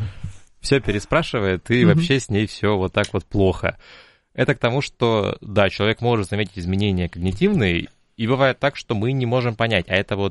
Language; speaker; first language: Russian; native; Russian